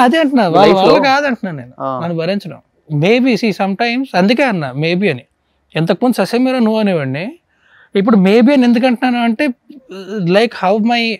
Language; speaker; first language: Telugu; native; Telugu